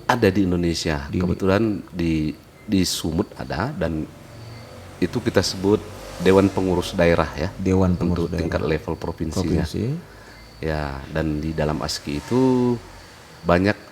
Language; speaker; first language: Indonesian; native; Indonesian